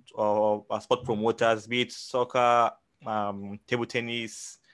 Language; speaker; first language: English; non-native, local second language; Hausa